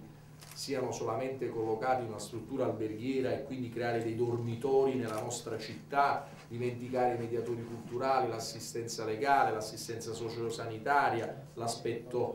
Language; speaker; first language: Italian; native; Italian